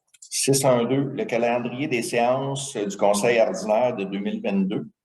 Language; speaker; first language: French; native; French